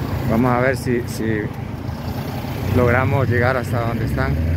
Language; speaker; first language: Spanish; native; Spanish